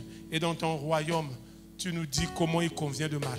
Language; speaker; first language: French; native; French